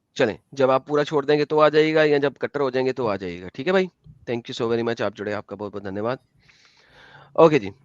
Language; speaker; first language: Urdu; native; Urdu